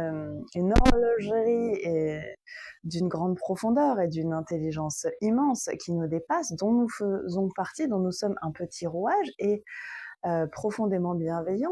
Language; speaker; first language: French; native; French